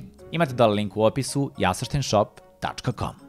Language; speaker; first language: Serbian; native; Serbian